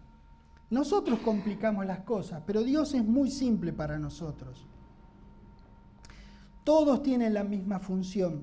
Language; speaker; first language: Spanish; native; Spanish